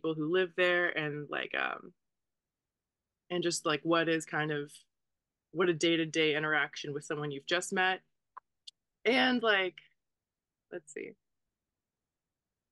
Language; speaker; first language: English; native; English